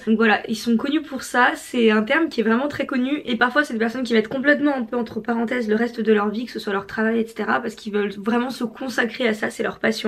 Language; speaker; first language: French; native; French